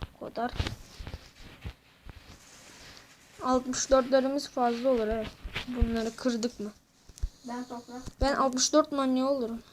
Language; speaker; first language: Turkish; native; Turkish